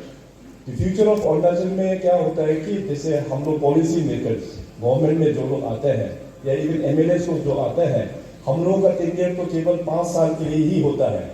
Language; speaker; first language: Hindi; non-native, local second language; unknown